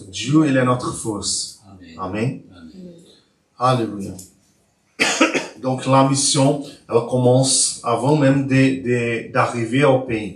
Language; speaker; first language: French; non-native, learner; Portuguese